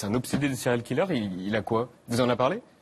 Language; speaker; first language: French; native; French